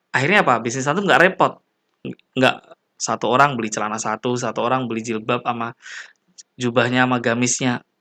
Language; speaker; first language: Indonesian; native; Indonesian